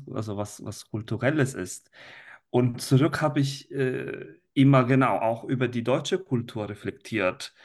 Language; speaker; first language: German; non-native, fluent; Italian